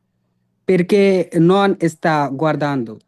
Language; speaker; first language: Italian; non-native, learner; Bangla